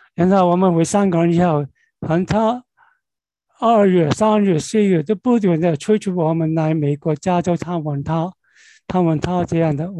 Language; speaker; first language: Chinese; non-native, local second language; Cantonese